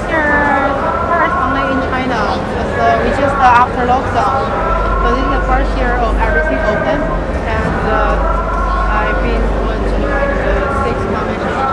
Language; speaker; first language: English; non-native, learner; Chinese